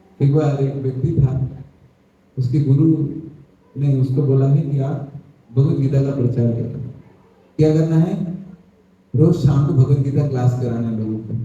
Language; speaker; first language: Hindi; non-native, local second language; Odia